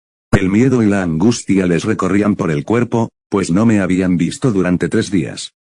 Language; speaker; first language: Spanish; native; Spanish